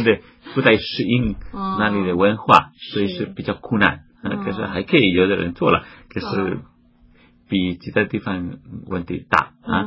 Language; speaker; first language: Chinese; non-native, fluent; Spanish